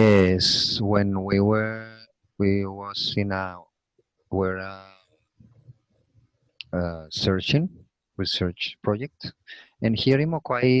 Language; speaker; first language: English; non-native, learner; Spanish